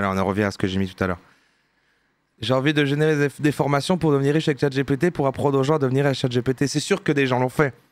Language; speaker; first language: French; native; French